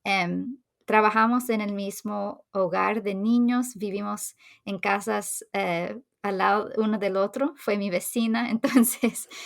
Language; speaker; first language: Spanish; non-native, fluent; English